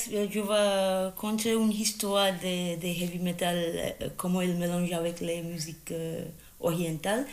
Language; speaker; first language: French; non-native, learner; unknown